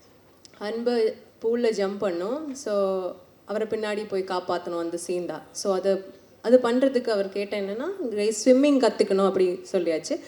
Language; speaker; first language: Tamil; non-native, learner; Malayalam